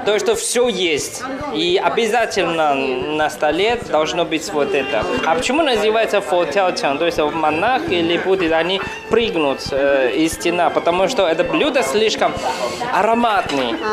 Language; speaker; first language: Russian; non-native, learner; Chinese